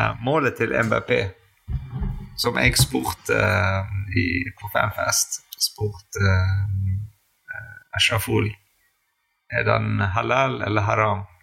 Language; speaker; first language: Norwegian; non-native, fluent; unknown